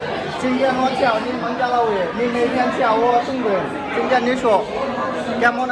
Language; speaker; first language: Chinese; non-native, learner; Bangla